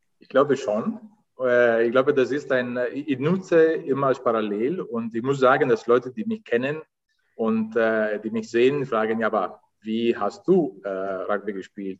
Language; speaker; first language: German; non-native, fluent; Italian